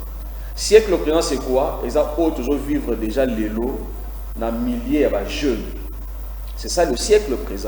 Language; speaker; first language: French; non-native, local second language; Lingala